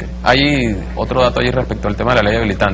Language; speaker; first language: Spanish; native; Spanish